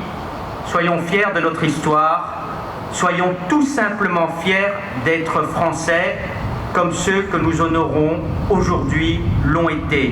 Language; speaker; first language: French; native; French